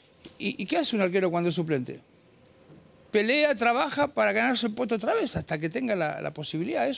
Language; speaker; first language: Spanish; native; Spanish